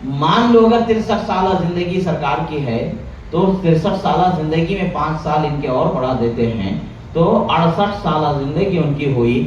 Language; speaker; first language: Urdu; native; Urdu